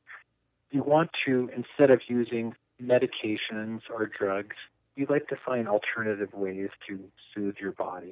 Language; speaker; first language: English; native; English